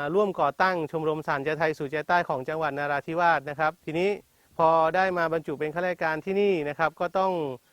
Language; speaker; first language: Thai; non-native, local second language; Malay